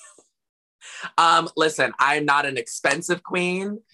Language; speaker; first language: English; native; English